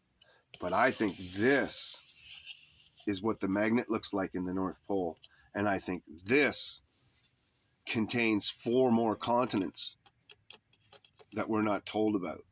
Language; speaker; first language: English; native; English